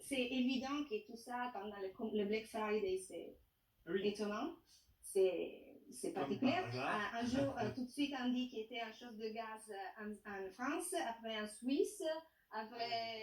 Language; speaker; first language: French; non-native, fluent; Italian